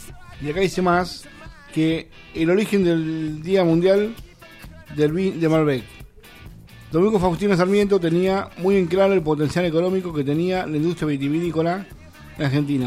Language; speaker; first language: Spanish; native; Spanish